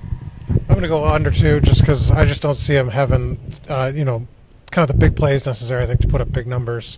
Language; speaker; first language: English; native; English